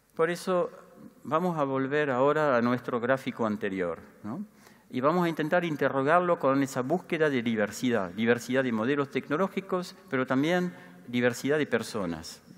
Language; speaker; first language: Spanish; non-native, fluent; French